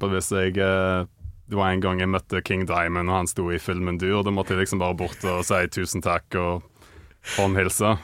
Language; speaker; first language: Norwegian; early bilingual, other home language; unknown